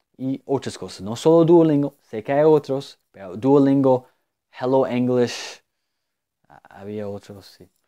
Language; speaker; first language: Spanish; non-native, fluent; English